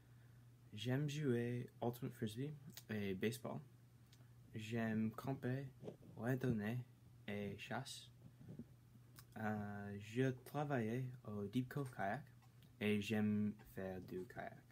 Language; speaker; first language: French; non-native, learner; English